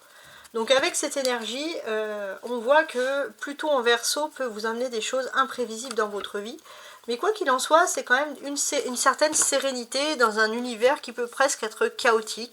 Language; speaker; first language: French; native; French